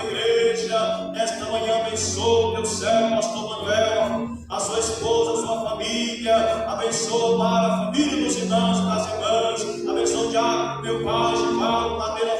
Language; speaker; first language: Portuguese; native; Portuguese